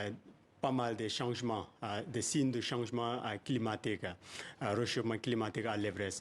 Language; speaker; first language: French; non-native, fluent; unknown